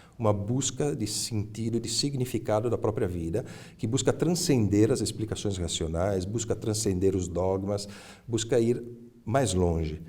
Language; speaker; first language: Portuguese; early bilingual, other home language; Italian